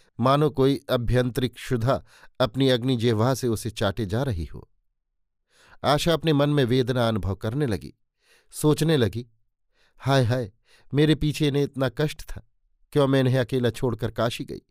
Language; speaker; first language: Hindi; native; Hindi